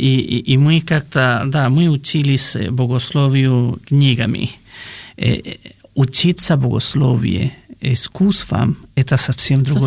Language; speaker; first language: Russian; non-native, fluent; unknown